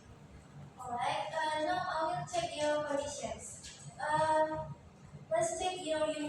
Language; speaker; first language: English; non-native, learner; Indonesian